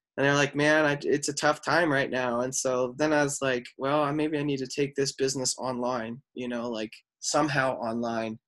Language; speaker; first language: English; native; English